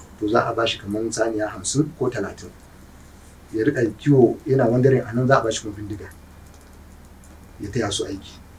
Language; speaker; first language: Hausa; non-native, local second language; Fula